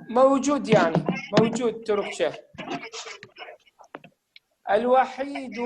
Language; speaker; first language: Arabic; non-native, fluent; Turkish